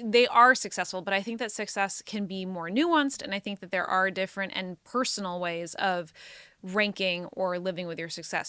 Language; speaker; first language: English; native; English